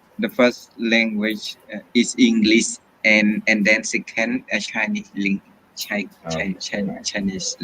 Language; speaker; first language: English; non-native, learner; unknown